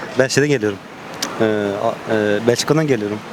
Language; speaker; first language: Turkish; early bilingual, heritage; Turkish